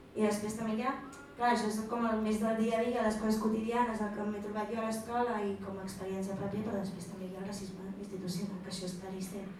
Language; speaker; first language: Catalan; early bilingual, other home language; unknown